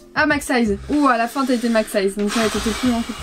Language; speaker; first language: French; native; French